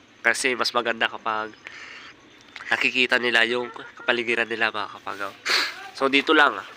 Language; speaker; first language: Filipino; native; Filipino